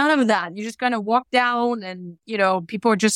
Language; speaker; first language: English; non-native, fluent; Bulgarian